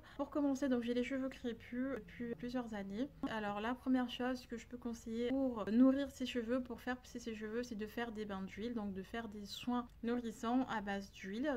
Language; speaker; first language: French; native; French